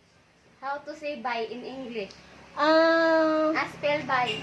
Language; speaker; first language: English; non-native, learner; Cebuano